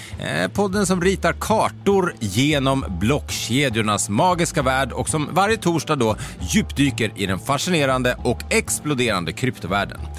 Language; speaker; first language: Swedish; native; Swedish